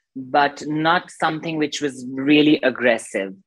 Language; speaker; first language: English; non-native, local second language; Nepali